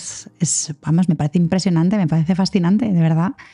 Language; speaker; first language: Spanish; native; Spanish